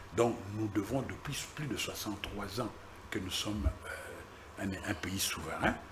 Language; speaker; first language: French; non-native, local second language; Lingala